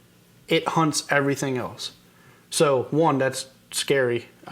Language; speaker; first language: English; native; English